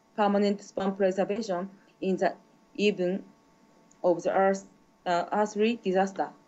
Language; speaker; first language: English; non-native, learner; Japanese